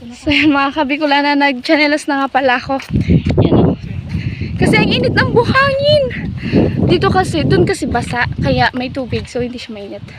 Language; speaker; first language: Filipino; non-native, local second language; Bikol